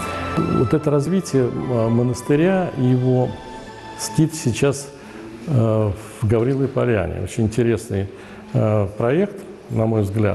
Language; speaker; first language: Russian; native; Russian